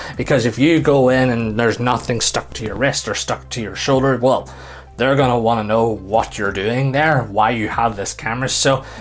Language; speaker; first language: English; native; English